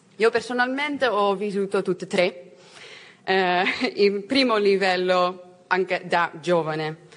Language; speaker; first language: Italian; non-native, learner; Dutch